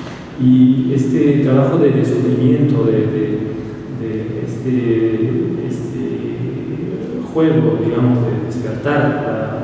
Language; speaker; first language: Spanish; non-native, fluent; French